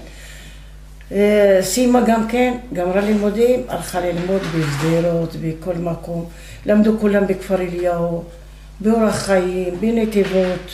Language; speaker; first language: Hebrew; non-native, fluent; Arabic